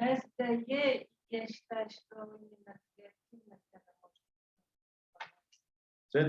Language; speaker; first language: Russian; non-native, local second language; Kyrgyz